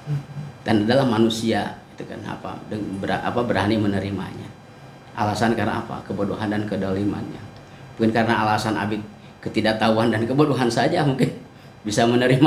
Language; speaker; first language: Indonesian; non-native, local second language; Sundanese